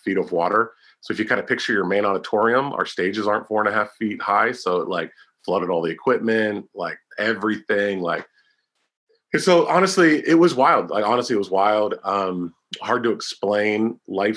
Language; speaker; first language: English; native; English